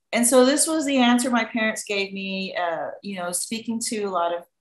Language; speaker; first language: English; native; English